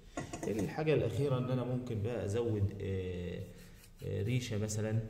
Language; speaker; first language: Arabic; native; Arabic